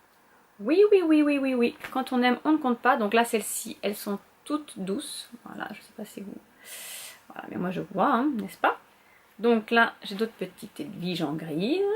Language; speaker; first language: French; native; French